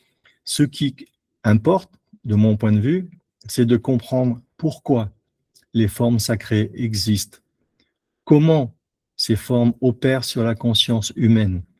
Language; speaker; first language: French; native; French